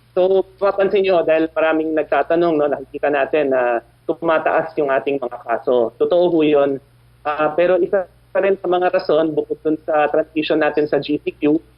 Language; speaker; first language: Filipino; native; Filipino